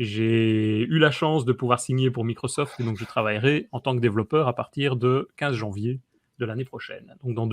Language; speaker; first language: French; native; French